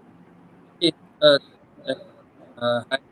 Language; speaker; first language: English; non-native, local second language; Malay